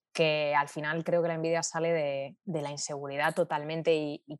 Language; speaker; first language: Spanish; native; Spanish